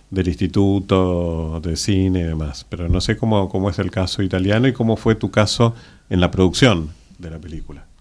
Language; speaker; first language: Spanish; native; Spanish